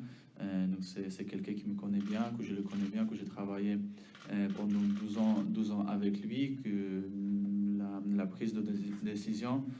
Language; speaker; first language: French; non-native, fluent; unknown